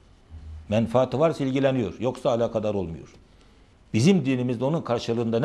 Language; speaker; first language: Turkish; native; Turkish